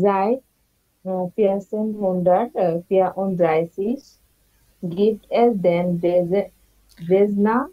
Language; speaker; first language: German; non-native, learner; Bangla